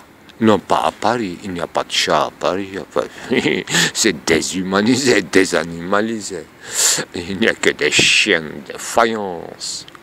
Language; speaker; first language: French; non-native, fluent; Turkish